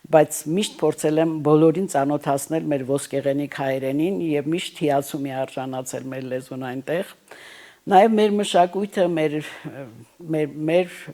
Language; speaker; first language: Armenian; native; Armenian